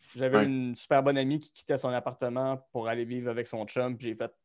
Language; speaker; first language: French; native; French